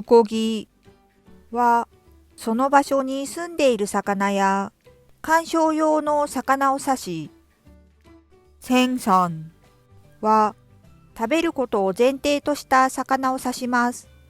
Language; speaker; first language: Japanese; non-native, fluent; Korean